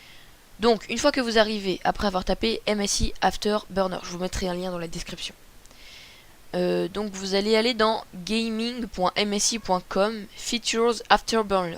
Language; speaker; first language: French; native; French